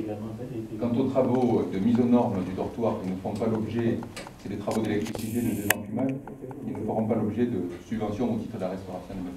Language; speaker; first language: French; native; French